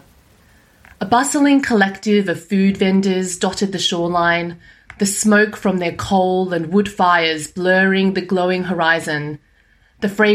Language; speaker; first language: English; native; English